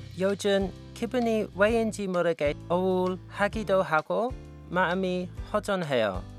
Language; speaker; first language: Korean; non-native, learner; English